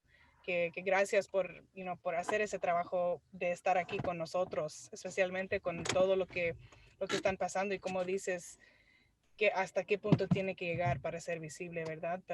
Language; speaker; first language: Spanish; early bilingual, heritage; Spanish